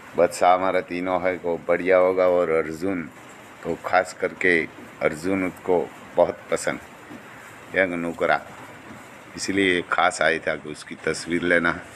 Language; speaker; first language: Hindi; non-native, local second language; Gujarati